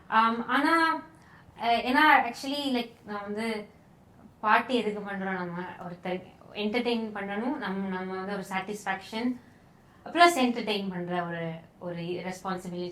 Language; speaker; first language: Tamil; early bilingual, heritage; Tamil